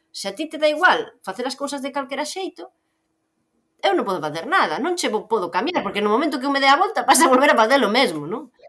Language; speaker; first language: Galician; native; Galician